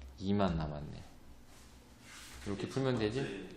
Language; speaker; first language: Korean; native; Korean